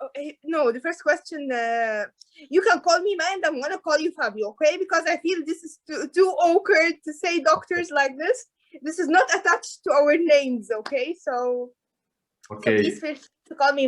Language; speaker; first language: English; non-native, fluent; Arabic